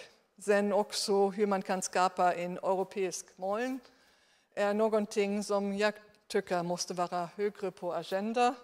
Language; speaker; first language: Swedish; non-native, fluent; German